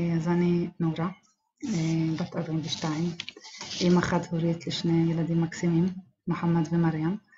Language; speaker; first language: Hebrew; non-native, local second language; Arabic